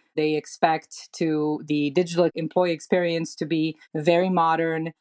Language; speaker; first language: English; non-native, fluent; Serbian